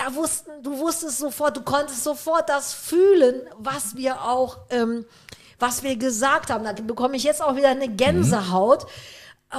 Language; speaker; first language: German; native; German